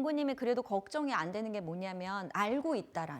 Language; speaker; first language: Korean; native; Korean